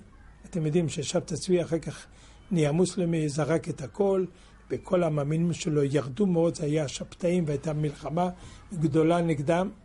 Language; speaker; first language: Hebrew; non-native, fluent; French